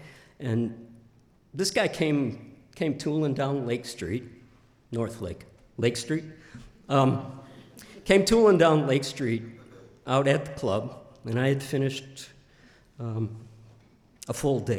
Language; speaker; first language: English; native; English